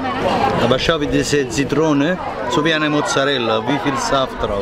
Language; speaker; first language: German; non-native, fluent; Italian